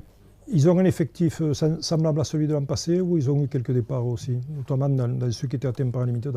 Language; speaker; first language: French; native; French